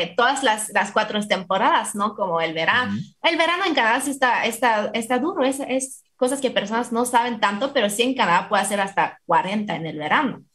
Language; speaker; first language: Spanish; non-native, fluent; English